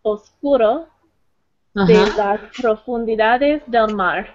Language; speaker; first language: Spanish; non-native, learner; English